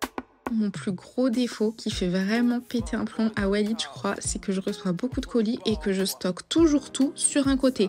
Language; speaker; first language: French; native; French